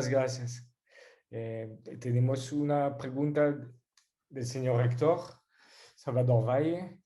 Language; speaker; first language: Spanish; non-native, fluent; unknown